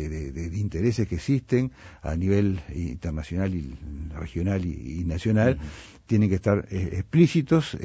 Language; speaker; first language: Spanish; native; Spanish